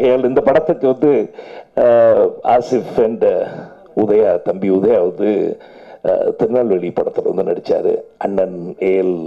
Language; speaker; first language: Tamil; native; Tamil